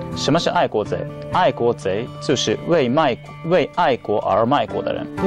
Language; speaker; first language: Chinese; non-native, fluent; Japanese